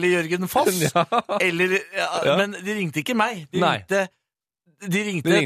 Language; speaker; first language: Norwegian; native; Norwegian